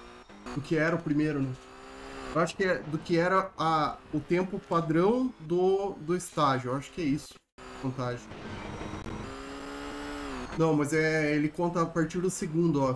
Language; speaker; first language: Portuguese; native; Portuguese